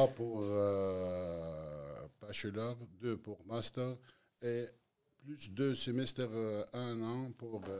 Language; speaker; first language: French; non-native, learner; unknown